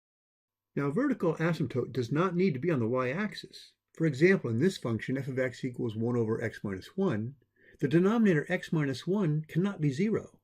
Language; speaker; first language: English; native; English